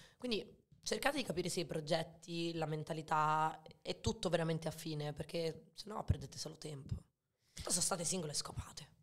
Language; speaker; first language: Italian; early bilingual, other home language; Arabic